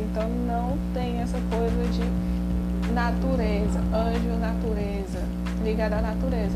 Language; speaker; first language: Portuguese; native; Portuguese